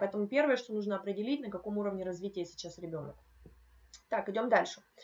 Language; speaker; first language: Russian; non-native, local second language; Ukrainian